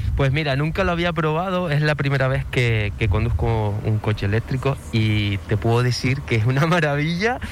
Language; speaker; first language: Spanish; native; Spanish